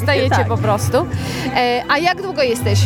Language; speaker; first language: Polish; native; Polish